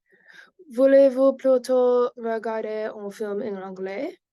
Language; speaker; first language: French; non-native, learner; English